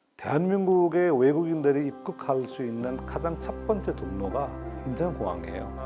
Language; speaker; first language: Korean; non-native, fluent; Nepali